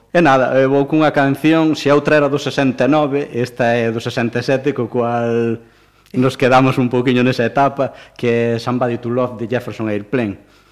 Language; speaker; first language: Galician; native; Galician